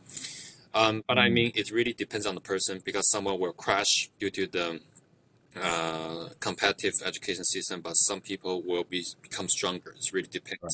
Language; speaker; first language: English; non-native, fluent; Chinese